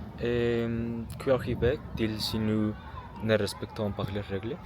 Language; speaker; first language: French; non-native, learner; Spanish